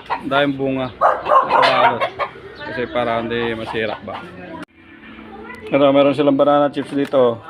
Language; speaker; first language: Filipino; native; Filipino